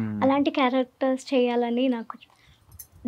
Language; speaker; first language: Telugu; non-native, learner; Malayalam